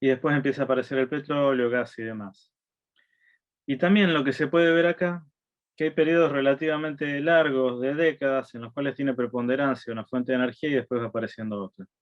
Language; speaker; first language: Spanish; native; Spanish